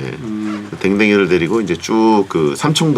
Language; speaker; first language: Korean; native; Korean